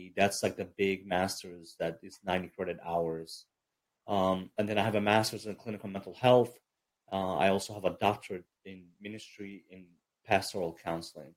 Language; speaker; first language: English; early bilingual, other home language; Arabic